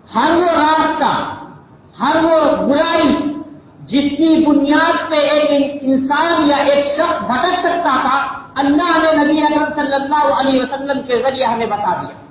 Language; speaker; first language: Urdu; native; Urdu